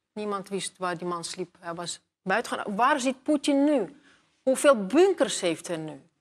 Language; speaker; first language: Dutch; non-native, fluent; Russian